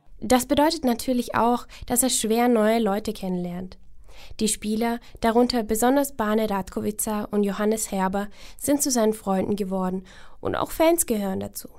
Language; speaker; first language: German; native; German